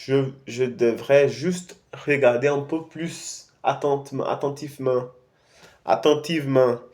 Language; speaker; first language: French; non-native, fluent; Portuguese